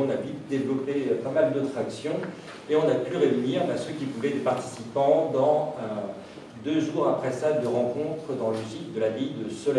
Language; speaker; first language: French; native; French